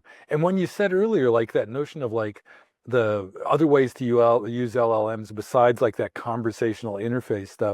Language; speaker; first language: English; native; English